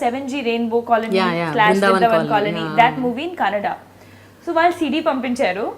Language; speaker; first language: Telugu; non-native, fluent; Hindi